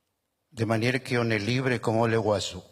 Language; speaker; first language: French; non-native, fluent; Spanish